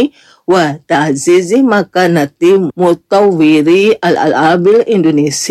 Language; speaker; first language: Arabic; non-native, fluent; Indonesian